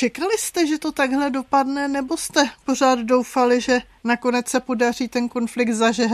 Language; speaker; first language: Czech; native; Czech